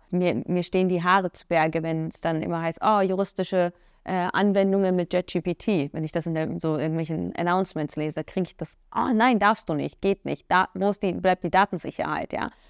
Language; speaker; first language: German; early bilingual, other home language; Arabic